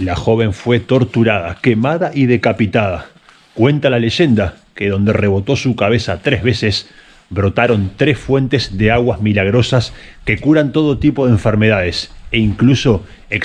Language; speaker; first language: Spanish; native; Spanish